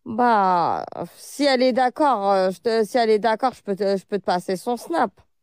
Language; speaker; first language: French; early bilingual, other home language; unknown